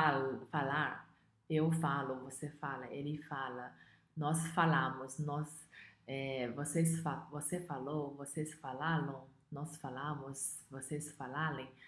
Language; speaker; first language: Portuguese; non-native, fluent; Chinese